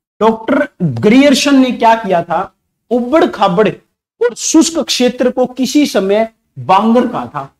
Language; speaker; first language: Hindi; native; Hindi